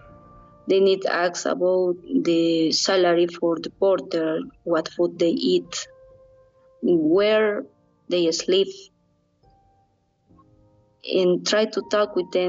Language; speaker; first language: English; non-native, learner; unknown